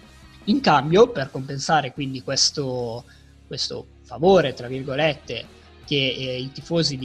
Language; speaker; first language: Italian; native; Italian